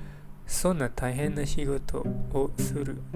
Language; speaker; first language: Japanese; non-native, learner; English